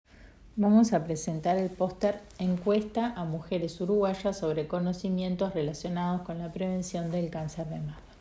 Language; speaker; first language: Spanish; native; Spanish